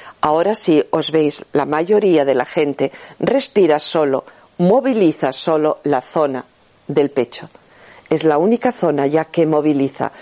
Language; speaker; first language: Spanish; native; Spanish